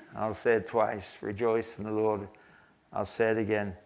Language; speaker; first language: English; native; English